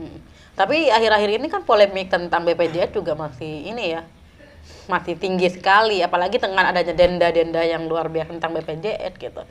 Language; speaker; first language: Indonesian; native; Indonesian